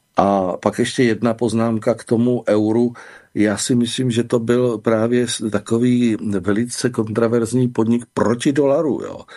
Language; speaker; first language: Czech; native; Czech